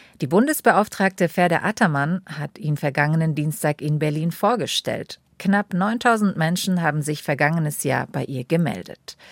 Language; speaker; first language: German; native; German